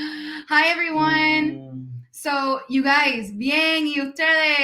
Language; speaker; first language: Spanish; non-native, learner; English